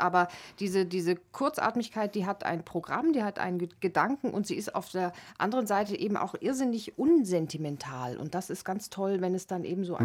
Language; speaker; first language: German; native; German